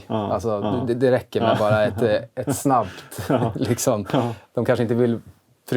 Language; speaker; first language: Swedish; native; Swedish